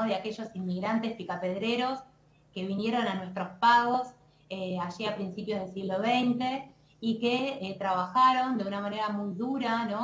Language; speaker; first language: Spanish; native; Spanish